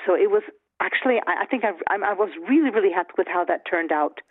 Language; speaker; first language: English; early bilingual, other home language; German